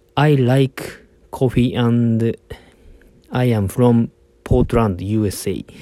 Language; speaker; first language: English; non-native, learner; Japanese